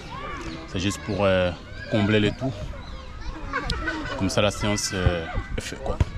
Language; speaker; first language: French; native; French